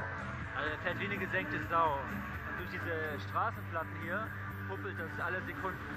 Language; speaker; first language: German; native; German